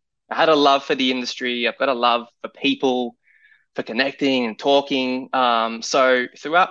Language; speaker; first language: English; native; English